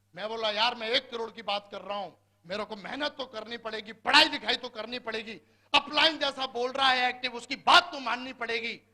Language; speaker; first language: Hindi; native; Hindi